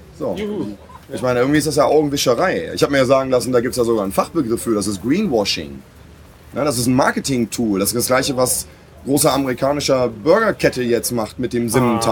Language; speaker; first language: German; native; German